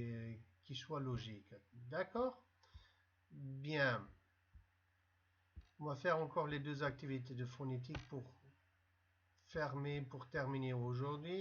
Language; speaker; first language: French; non-native, fluent; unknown